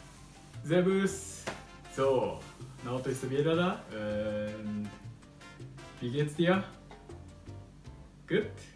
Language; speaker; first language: German; non-native, learner; Japanese